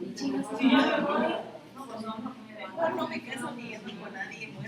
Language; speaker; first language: Spanish; native; Spanish